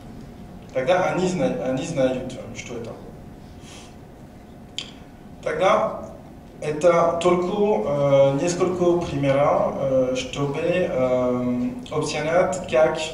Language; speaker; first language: Russian; non-native, learner; French